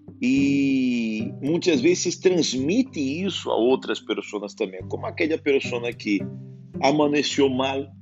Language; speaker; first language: Portuguese; non-native, learner; Spanish